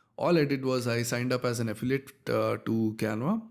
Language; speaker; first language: English; non-native, local second language; Kannada